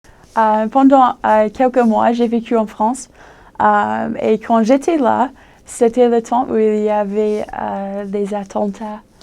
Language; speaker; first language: French; non-native, fluent; English